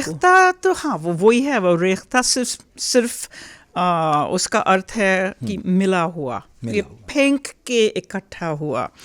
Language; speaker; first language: Hindi; early bilingual, heritage; Hindi